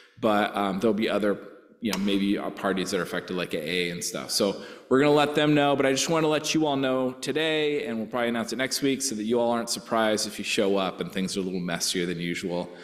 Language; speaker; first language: English; native; English